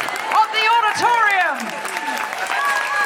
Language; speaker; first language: English; native; English